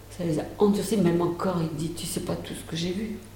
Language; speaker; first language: French; native; French